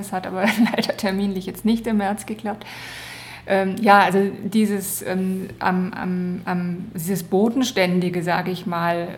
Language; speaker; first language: German; native; German